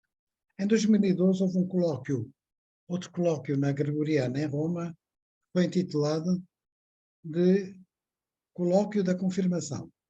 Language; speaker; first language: Portuguese; native; Portuguese